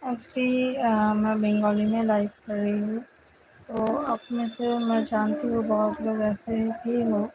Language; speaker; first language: Hindi; non-native, local second language; Bangla